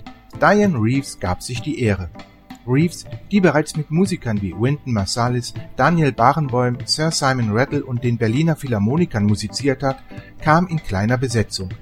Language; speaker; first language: German; native; German